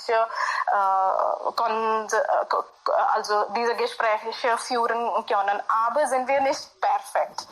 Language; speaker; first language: German; non-native, fluent; Hindi